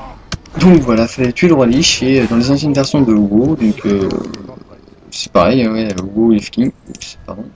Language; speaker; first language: French; native; French